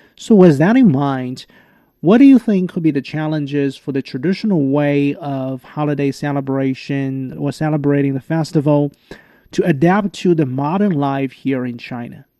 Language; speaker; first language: English; non-native, fluent; Chinese